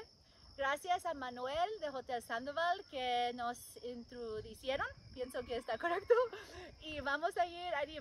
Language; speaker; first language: Spanish; non-native, learner; English